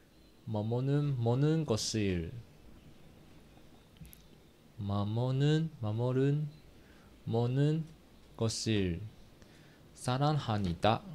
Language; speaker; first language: Korean; non-native, learner; Chinese